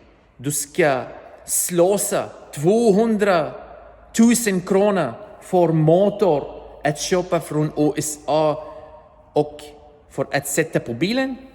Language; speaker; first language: Swedish; non-native, learner; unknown